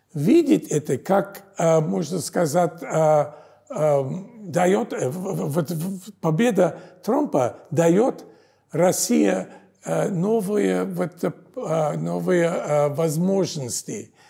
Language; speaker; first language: Russian; non-native, fluent; English